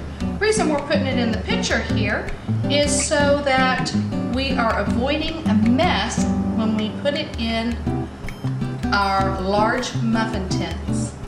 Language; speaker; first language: English; native; English